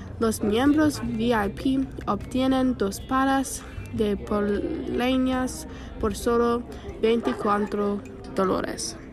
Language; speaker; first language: Spanish; non-native, learner; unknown